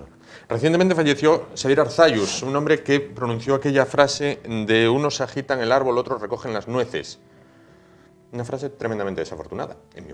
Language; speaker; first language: Spanish; native; Spanish